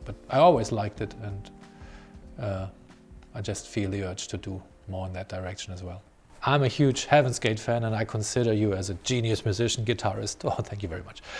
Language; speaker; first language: English; non-native, fluent; German